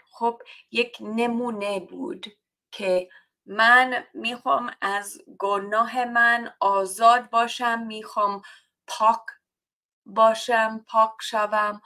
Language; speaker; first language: Persian; non-native, learner; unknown